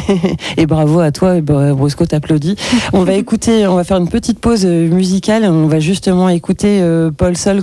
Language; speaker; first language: French; native; French